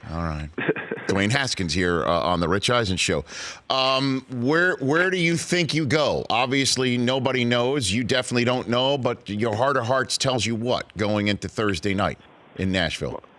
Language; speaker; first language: English; native; English